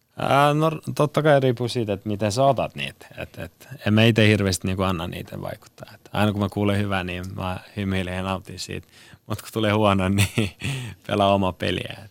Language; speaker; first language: Finnish; non-native, fluent; Persian